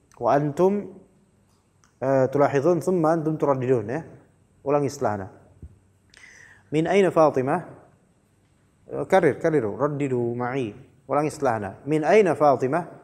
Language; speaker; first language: Arabic; non-native, fluent; Indonesian